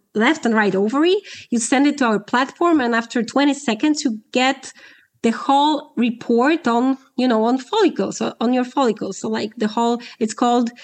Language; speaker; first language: English; non-native, fluent; Polish